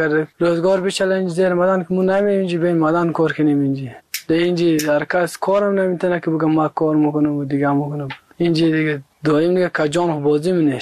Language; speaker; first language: Persian; native; Persian